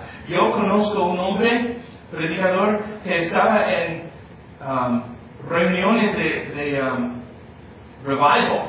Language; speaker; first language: Spanish; non-native, fluent; English